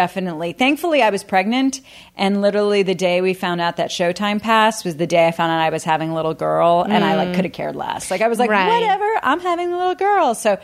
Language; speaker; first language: English; native; English